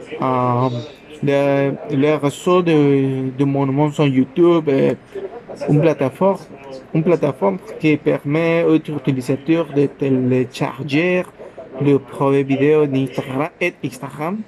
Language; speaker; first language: French; non-native, learner; Spanish